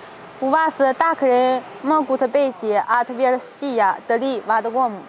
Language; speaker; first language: Russian; non-native, learner; Chinese